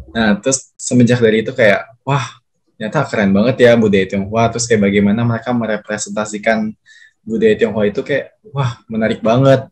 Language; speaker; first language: Indonesian; native; Indonesian